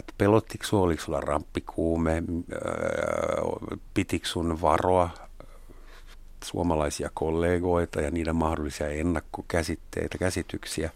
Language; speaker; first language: Finnish; non-native, fluent; German